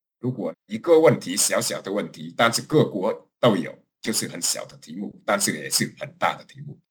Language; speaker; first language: Chinese; non-native, fluent; Vietnamese